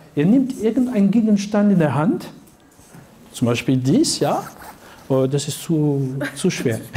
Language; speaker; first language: German; non-native, fluent; French